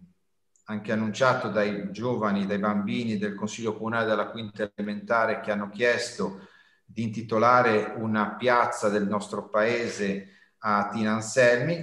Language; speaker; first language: Italian; native; Italian